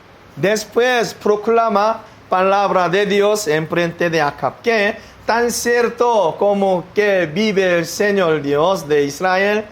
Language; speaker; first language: Spanish; non-native, learner; Korean